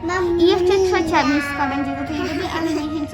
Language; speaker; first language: Polish; early bilingual, heritage; Polish